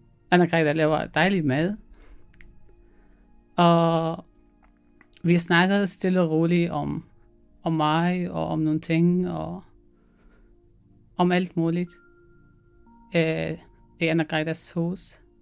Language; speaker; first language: Danish; non-native, fluent; Arabic